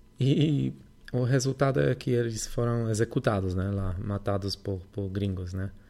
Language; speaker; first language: Portuguese; non-native, fluent; Polish